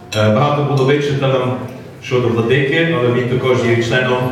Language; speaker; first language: Ukrainian; early bilingual, heritage; Ukrainian